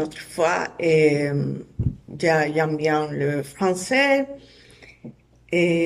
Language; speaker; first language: French; non-native, learner; Spanish